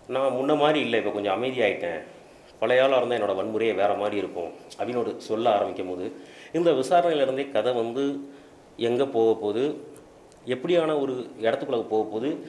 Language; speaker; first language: Tamil; native; Tamil